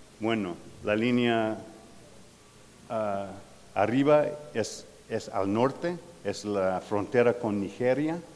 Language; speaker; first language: Spanish; non-native, learner; English